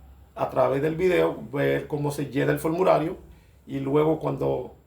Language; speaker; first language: Spanish; non-native, fluent; Haitian Creole